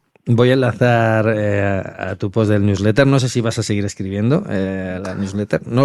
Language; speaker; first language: Spanish; native; Spanish